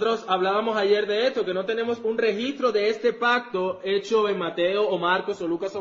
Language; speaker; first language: Spanish; native; Spanish